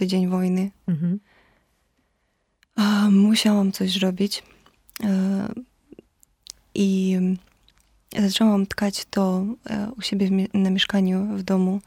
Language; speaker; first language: Polish; non-native, fluent; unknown